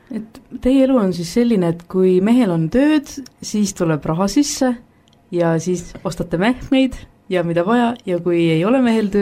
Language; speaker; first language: Estonian; native; Estonian